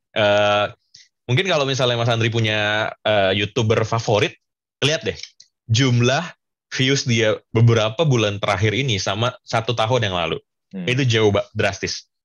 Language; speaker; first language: Indonesian; native; Indonesian